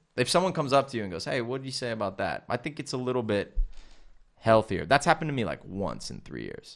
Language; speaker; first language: English; native; English